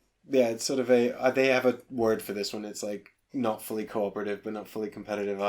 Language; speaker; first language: English; native; English